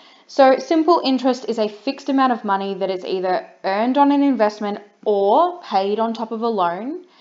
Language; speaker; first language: English; native; English